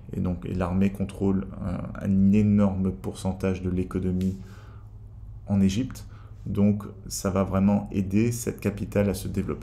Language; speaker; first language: French; native; French